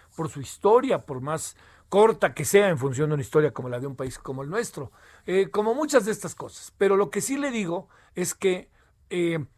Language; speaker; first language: Spanish; native; Spanish